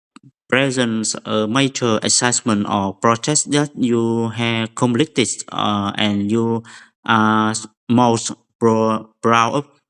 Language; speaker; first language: English; non-native, fluent; Vietnamese